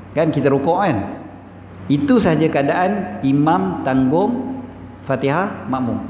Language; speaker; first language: Malay; native; Malay